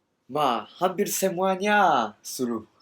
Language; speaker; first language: Indonesian; non-native, learner; Japanese